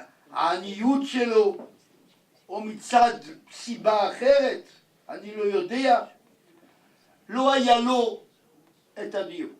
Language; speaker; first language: Hebrew; non-native, fluent; Yiddish